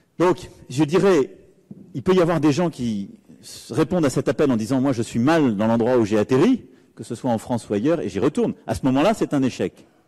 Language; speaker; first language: French; native; French